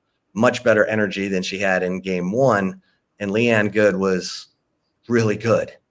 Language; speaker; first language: English; native; English